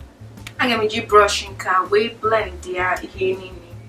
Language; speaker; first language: Igbo; early bilingual, heritage; English